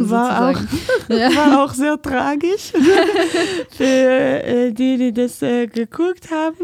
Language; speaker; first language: German; non-native, fluent; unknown